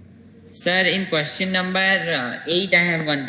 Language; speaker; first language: English; non-native, learner; Hindi